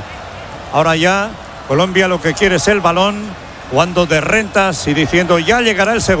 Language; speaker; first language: Spanish; native; Spanish